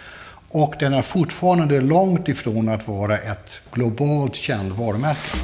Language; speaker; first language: Swedish; non-native, fluent; German